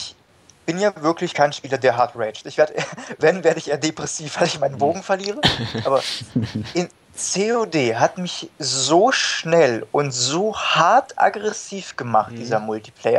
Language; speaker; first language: German; native; German